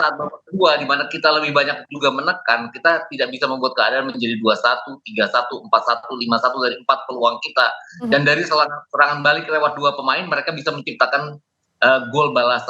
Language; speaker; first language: Indonesian; native; Indonesian